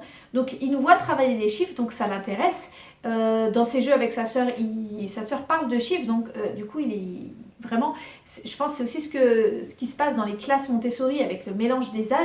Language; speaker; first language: French; native; French